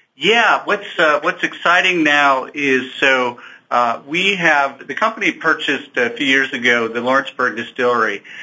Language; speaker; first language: English; native; English